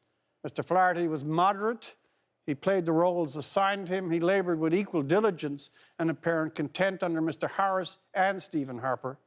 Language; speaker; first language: English; native; English